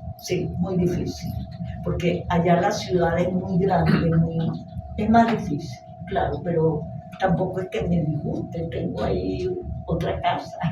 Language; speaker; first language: Spanish; early bilingual, other home language; Hebrew